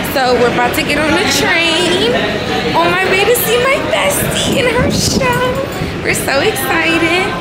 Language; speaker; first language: English; native; English